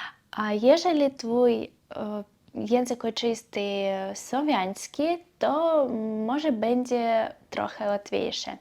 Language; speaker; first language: Polish; non-native, learner; Belarusian